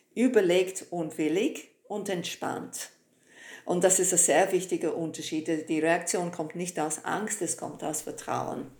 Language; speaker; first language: German; non-native, fluent; English